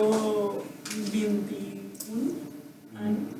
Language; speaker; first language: Italian; non-native, learner; Russian